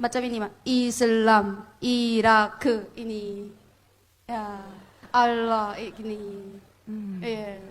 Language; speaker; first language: Indonesian; non-native, fluent; Korean